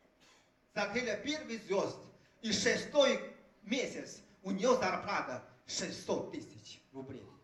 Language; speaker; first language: Russian; non-native, fluent; Chinese